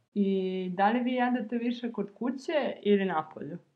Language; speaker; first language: Serbian; native; Serbian